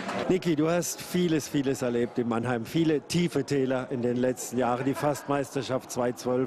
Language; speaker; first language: German; native; German